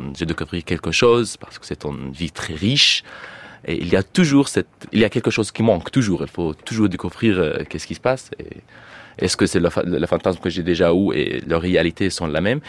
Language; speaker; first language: French; non-native, fluent; Arabic